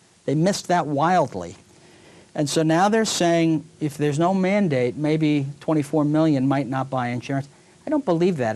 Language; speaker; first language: English; native; English